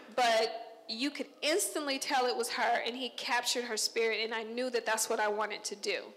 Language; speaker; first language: English; native; English